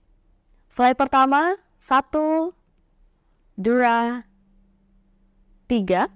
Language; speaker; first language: Indonesian; native; Indonesian